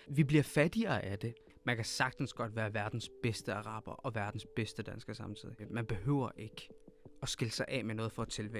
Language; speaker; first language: Danish; early bilingual, other home language; Arabic